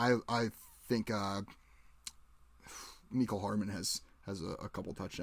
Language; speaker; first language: English; native; English